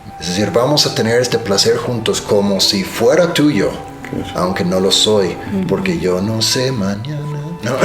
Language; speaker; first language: Spanish; non-native, fluent; English